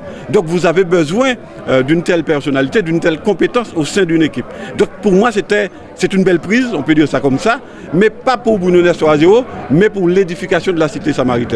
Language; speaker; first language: French; native; French